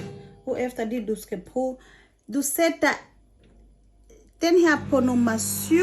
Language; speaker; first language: Danish; non-native, fluent; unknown